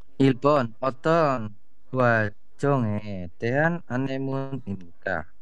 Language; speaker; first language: Korean; non-native, learner; Indonesian